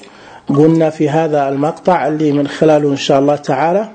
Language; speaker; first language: Arabic; native; Arabic